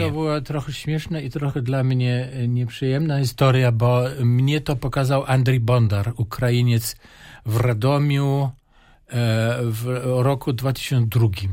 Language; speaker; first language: Polish; non-native, fluent; German